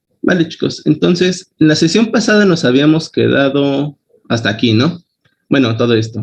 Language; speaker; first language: Spanish; native; Spanish